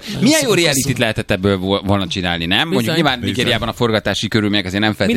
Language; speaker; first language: Hungarian; native; Hungarian